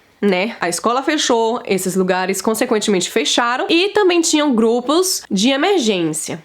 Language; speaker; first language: Portuguese; native; Portuguese